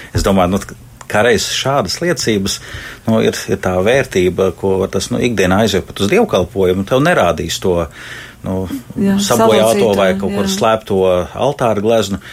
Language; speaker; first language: Latvian; native; Latvian